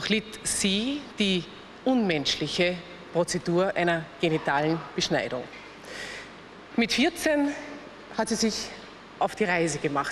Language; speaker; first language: German; native; German